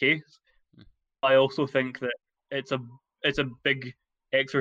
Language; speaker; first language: English; native; English